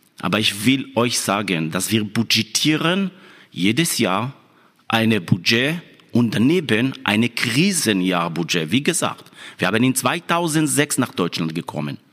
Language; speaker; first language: German; non-native, fluent; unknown